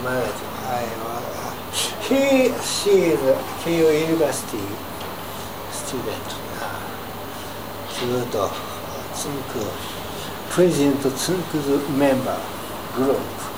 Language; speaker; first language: English; non-native, learner; Japanese